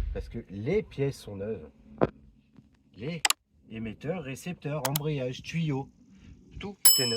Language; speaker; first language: French; native; French